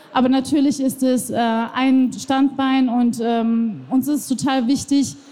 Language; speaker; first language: German; non-native, fluent; Persian